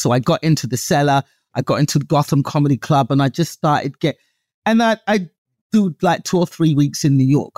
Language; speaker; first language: English; native; English